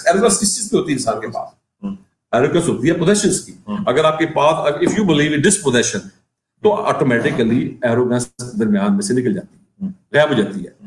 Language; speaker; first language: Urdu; non-native, local second language; Punjabi